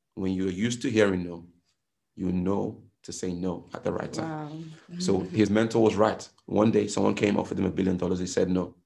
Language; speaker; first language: English; non-native, local second language; Yoruba